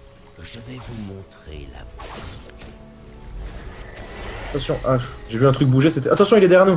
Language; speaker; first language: French; native; French